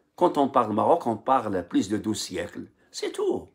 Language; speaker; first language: French; non-native, local second language; Arabic